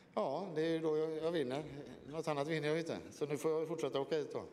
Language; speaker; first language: Swedish; native; Swedish